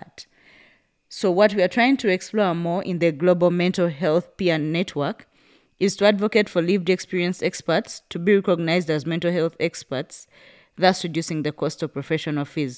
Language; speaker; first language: English; non-native, local second language; Ganda